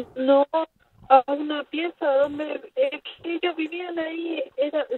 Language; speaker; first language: Spanish; native; Spanish